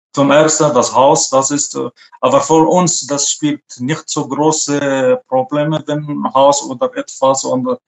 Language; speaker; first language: German; non-native, fluent; Arabic